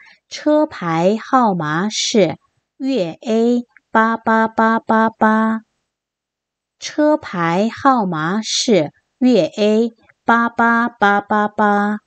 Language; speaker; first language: Chinese; non-native, fluent; Korean